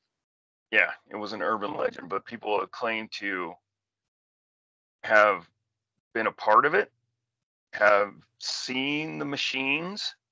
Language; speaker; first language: English; native; English